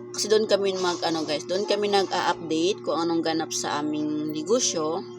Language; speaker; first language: Filipino; non-native, local second language; Cebuano